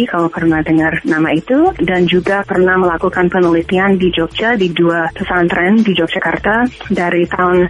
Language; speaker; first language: Indonesian; non-native, fluent; English